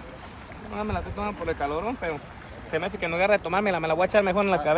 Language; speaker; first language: Spanish; native; Spanish